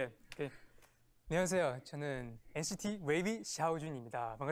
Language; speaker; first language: Korean; non-native, fluent; Chinese